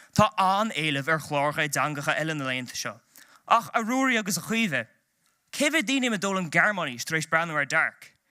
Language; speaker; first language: Irish; native; Irish